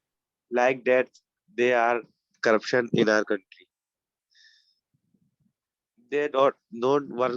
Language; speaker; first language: English; non-native, learner; Urdu